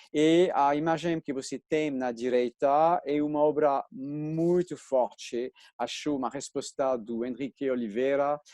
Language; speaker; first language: Portuguese; non-native, fluent; French